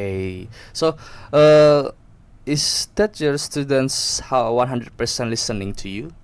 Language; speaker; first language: English; non-native, learner; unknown